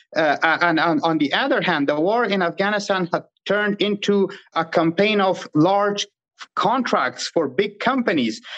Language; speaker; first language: English; non-native, fluent; Pashto